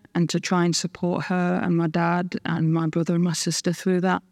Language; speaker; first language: English; native; English